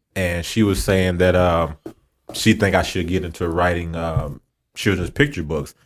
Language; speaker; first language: English; native; English